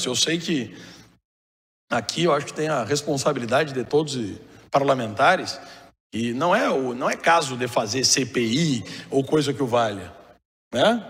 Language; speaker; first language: Portuguese; native; Portuguese